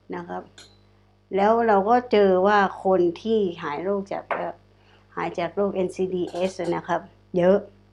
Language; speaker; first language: Thai; non-native, local second language; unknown